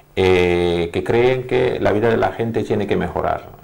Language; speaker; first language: Spanish; non-native, fluent; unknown